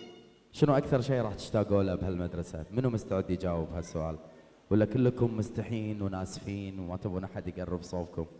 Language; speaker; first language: Arabic; native; Arabic